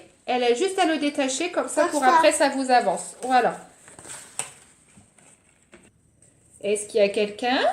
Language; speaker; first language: French; native; French